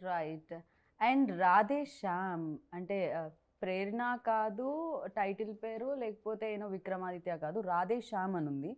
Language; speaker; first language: Telugu; native; Telugu